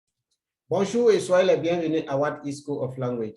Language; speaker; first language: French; non-native, fluent; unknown